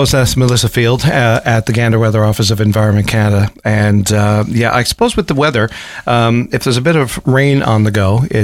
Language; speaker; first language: English; native; English